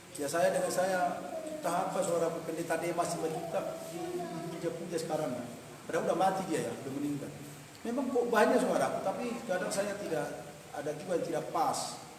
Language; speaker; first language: Indonesian; non-native, local second language; Batak Toba